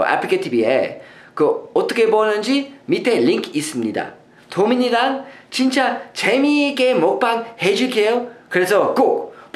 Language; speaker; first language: Korean; non-native, fluent; English